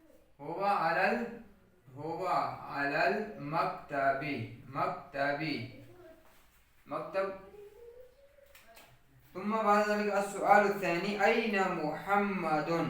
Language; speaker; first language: Arabic; non-native, fluent; Urdu